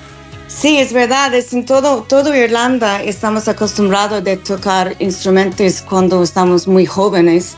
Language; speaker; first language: Spanish; non-native, fluent; English